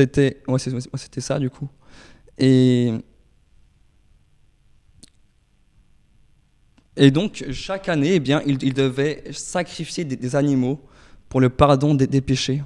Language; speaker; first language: French; native; French